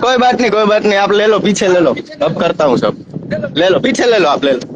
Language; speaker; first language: Hindi; non-native, local second language; Gujarati